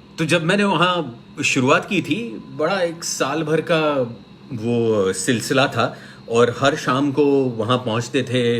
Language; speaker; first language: Hindi; non-native, local second language; Marathi